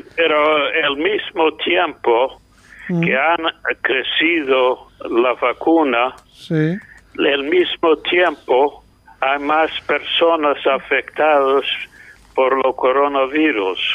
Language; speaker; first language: Spanish; non-native, fluent; English